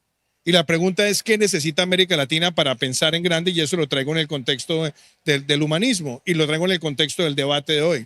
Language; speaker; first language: Spanish; native; Spanish